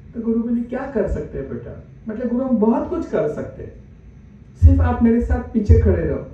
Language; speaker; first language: Hindi; non-native, local second language; Marathi